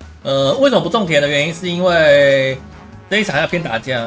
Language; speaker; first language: Chinese; native; Chinese